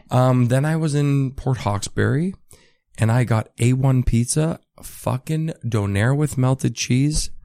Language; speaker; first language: English; native; English